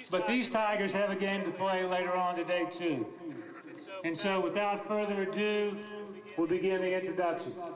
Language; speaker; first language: English; native; English